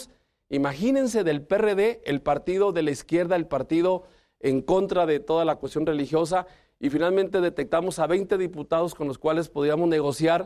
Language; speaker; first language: Spanish; native; Spanish